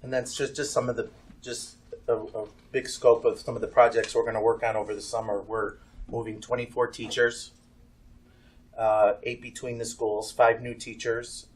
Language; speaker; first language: English; native; English